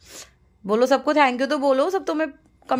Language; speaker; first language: Hindi; native; Hindi